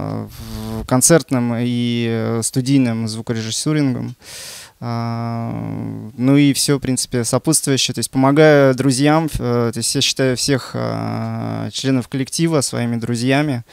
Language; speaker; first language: Russian; native; Russian